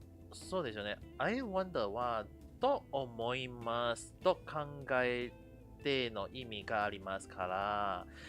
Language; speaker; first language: Japanese; non-native, fluent; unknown